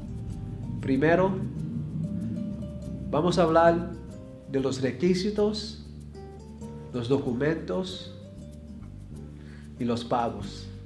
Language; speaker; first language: Spanish; early bilingual, heritage; Spanish